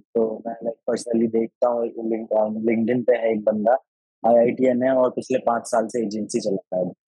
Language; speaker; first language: Hindi; native; Hindi